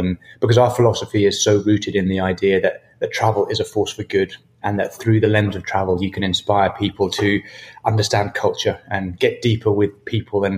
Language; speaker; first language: English; native; English